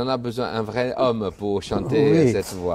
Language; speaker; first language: French; non-native, fluent; Chinese